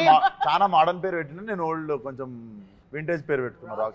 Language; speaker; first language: Telugu; native; Telugu